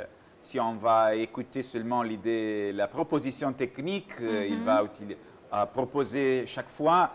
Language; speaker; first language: French; non-native, learner; Italian